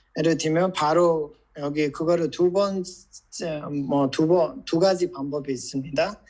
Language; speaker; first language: Korean; non-native, fluent; Nepali